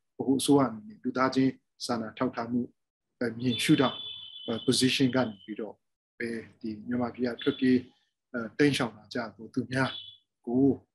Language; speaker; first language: Burmese; non-native, local second language; Hakha Chin